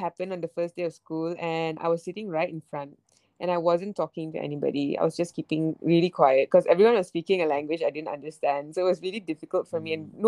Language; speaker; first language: English; native; English